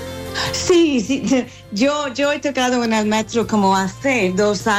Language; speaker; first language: Spanish; non-native, learner; English